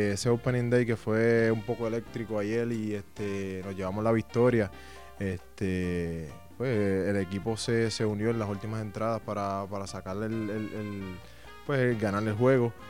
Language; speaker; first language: Spanish; native; Spanish